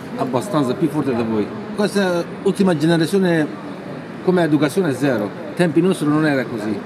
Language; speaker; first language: Italian; non-native, learner; Turkish